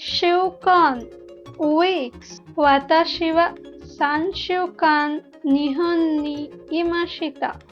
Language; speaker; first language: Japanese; non-native, learner; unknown